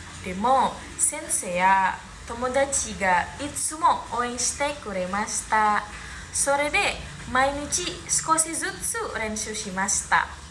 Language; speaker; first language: Japanese; non-native, learner; Indonesian